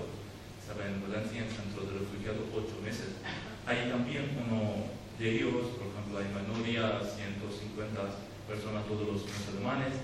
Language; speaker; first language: Spanish; non-native, learner; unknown